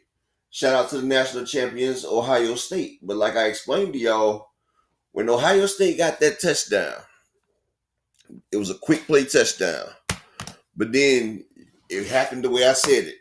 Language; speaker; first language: English; native; English